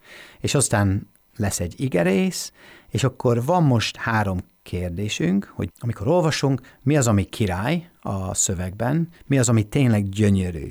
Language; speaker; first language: Hungarian; non-native, fluent; English